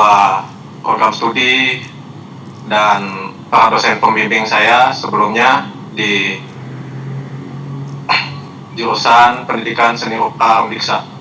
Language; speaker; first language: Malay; non-native, local second language; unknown